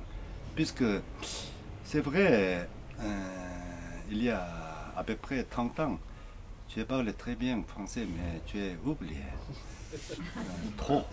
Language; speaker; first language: French; non-native, learner; Korean